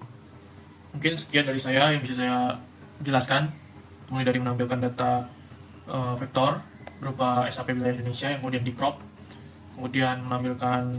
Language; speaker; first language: Indonesian; native; Indonesian